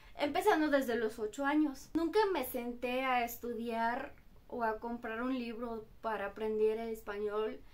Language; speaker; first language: Spanish; non-native, fluent; Bulgarian